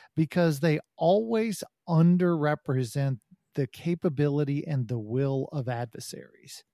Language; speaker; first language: English; native; English